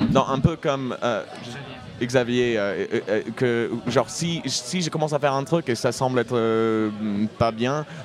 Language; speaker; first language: French; non-native, fluent; English